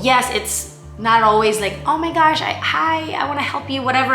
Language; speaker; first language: English; non-native, local second language; Filipino